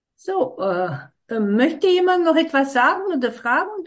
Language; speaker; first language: German; non-native, fluent; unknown